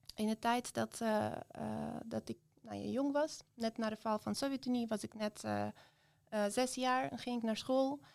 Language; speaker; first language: Dutch; non-native, fluent; Ukrainian